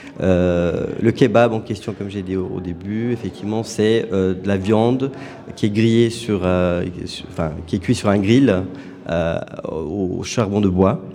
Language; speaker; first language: French; non-native, fluent; Turkish